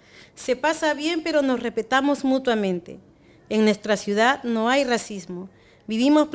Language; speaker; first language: Spanish; native; Spanish